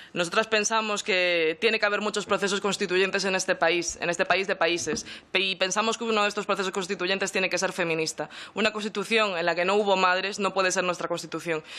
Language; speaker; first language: Spanish; native; Spanish